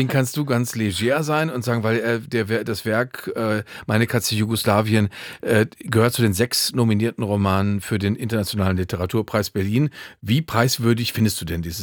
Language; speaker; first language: German; native; German